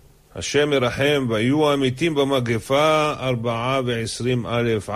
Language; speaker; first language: Hebrew; native; Hebrew